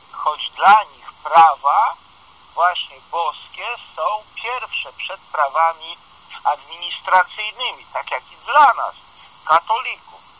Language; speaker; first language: Polish; native; Polish